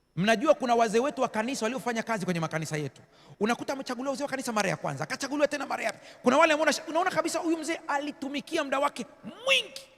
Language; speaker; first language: Swahili; native; Swahili